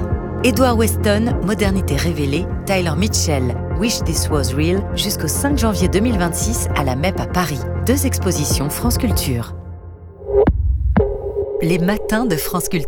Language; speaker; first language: French; early bilingual, other home language; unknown